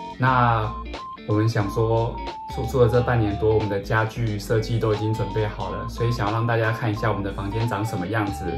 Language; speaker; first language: Chinese; native; Chinese